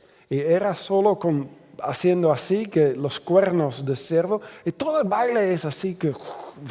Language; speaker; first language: Spanish; non-native, fluent; Dutch